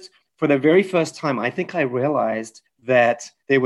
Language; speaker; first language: English; native; English